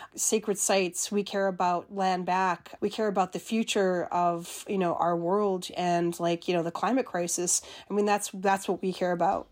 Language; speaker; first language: English; native; English